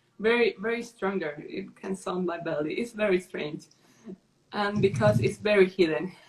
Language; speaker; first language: English; non-native, learner; Spanish